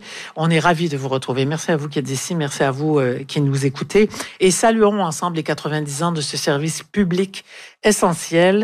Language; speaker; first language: French; native; French